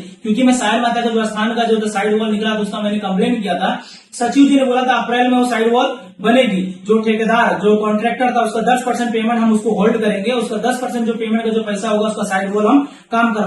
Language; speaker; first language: Hindi; native; Hindi